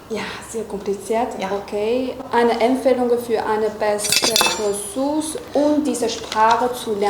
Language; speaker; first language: German; non-native, learner; Chinese